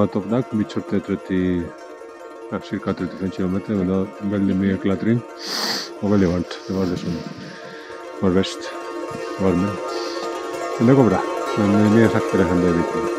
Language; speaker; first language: Norwegian; non-native, fluent; Spanish